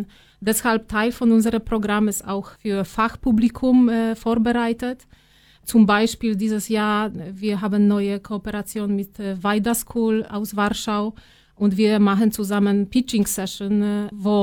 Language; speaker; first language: German; non-native, learner; Polish